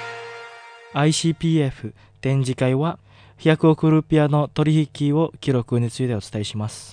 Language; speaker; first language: Japanese; non-native, fluent; Indonesian